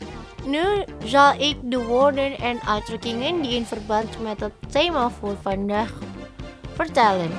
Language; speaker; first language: Dutch; non-native, fluent; Indonesian